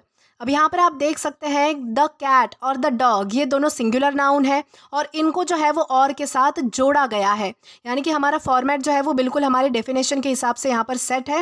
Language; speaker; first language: Hindi; native; Hindi